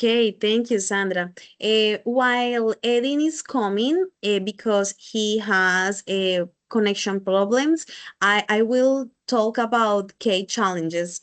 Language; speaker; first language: English; non-native, learner; Spanish